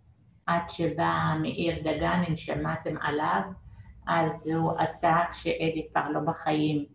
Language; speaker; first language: Hebrew; non-native, fluent; Arabic